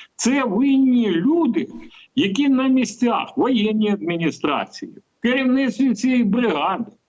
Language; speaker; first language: Ukrainian; native; Ukrainian